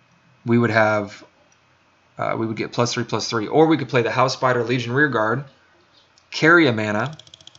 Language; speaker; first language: English; native; English